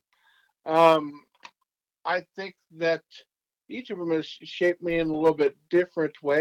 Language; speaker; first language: English; native; English